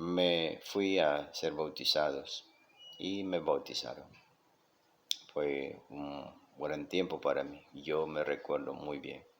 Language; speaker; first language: Spanish; non-native, local second language; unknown